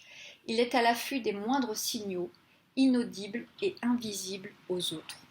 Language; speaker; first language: French; native; French